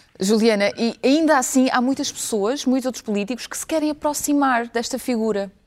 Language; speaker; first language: Portuguese; early bilingual, other home language; Ukrainian